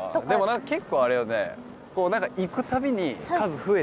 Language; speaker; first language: Japanese; native; Japanese